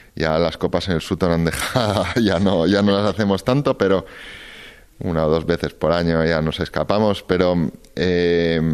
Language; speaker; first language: Spanish; native; Spanish